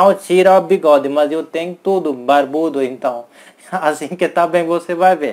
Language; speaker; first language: Portuguese; non-native, learner; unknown